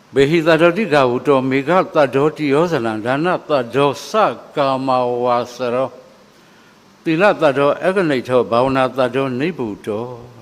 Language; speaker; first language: Burmese; native; Burmese